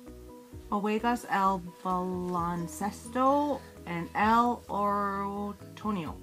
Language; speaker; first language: Spanish; non-native, learner; English